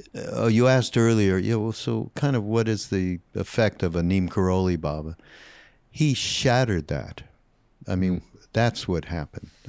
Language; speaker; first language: English; native; English